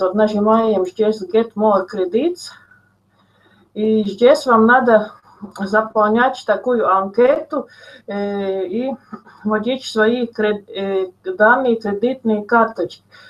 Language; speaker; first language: Russian; non-native, local second language; Latvian